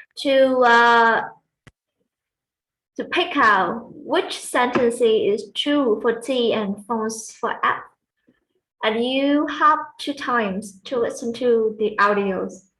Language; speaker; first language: English; non-native, fluent; Vietnamese